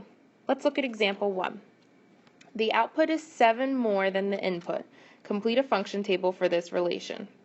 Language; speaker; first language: English; native; English